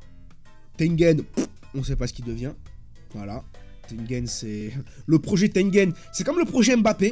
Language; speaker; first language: French; native; French